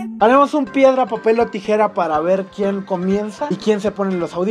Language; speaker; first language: Spanish; native; Spanish